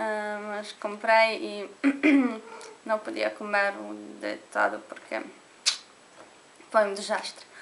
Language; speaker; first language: Portuguese; non-native, learner; Polish